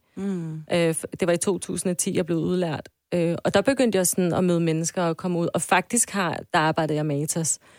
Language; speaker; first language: Danish; early bilingual, other home language; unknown